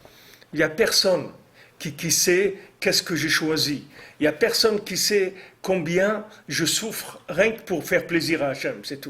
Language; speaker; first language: French; native; French